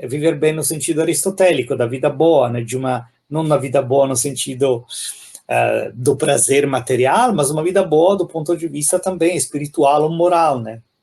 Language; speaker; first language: Portuguese; non-native, fluent; Italian